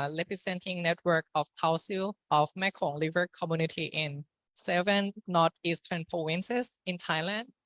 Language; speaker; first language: English; non-native, fluent; Thai